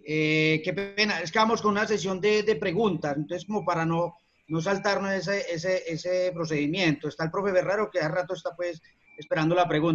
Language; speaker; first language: Spanish; native; Spanish